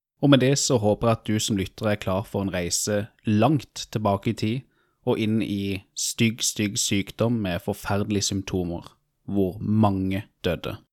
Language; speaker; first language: Norwegian; native; Norwegian